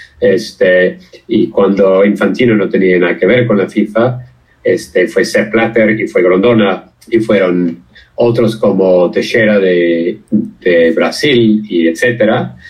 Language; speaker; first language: Spanish; non-native, fluent; English